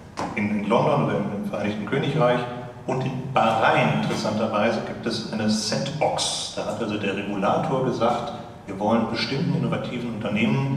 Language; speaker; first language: German; native; German